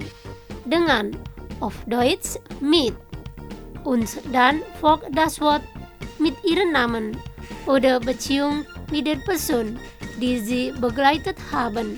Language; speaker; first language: German; non-native, fluent; Indonesian